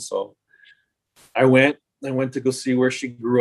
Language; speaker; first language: English; native; English